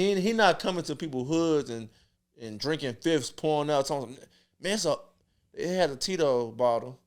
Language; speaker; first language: English; native; English